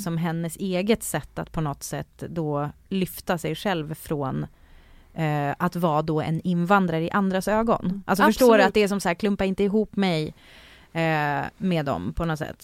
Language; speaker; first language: Swedish; native; Swedish